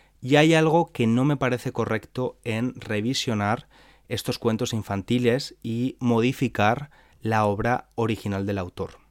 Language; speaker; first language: Spanish; native; Spanish